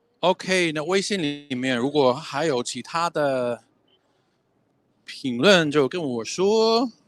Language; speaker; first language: Chinese; non-native, fluent; English